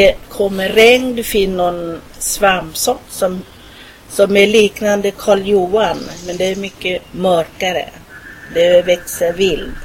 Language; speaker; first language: Swedish; non-native, fluent; Thai